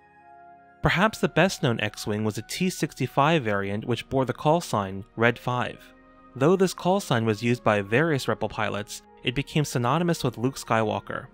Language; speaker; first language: English; native; English